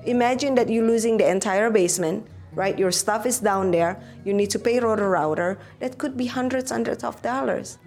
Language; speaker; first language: English; non-native, fluent; Indonesian